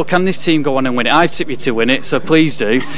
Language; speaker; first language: English; native; English